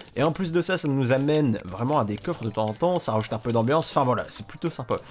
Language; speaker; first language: French; native; French